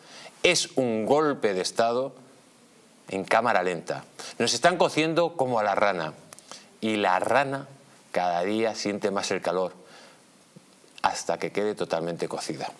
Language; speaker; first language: Spanish; native; Spanish